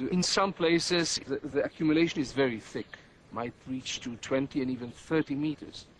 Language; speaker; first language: English; non-native, fluent; Hebrew